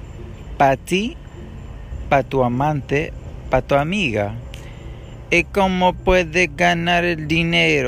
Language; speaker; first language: Spanish; non-native, learner; English